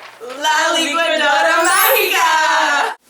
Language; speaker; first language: Spanish; non-native, learner; English